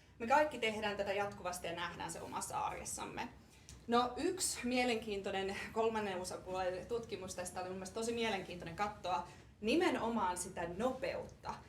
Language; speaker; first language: Finnish; native; Finnish